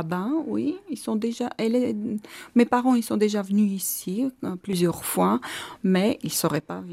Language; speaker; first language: French; non-native, learner; Armenian